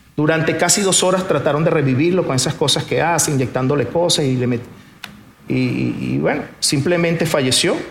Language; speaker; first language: Spanish; early bilingual, other home language; Portuguese